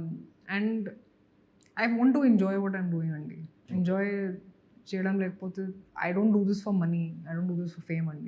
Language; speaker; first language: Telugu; non-native, fluent; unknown